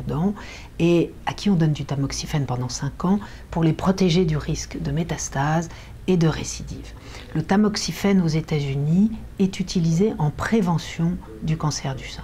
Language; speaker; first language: French; native; French